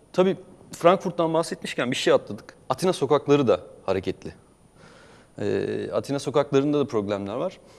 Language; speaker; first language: Turkish; native; Turkish